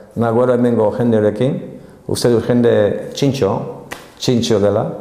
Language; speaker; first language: Basque; non-native, fluent; English